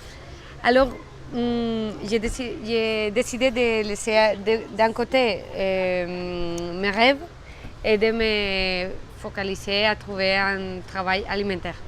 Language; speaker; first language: French; non-native, fluent; Spanish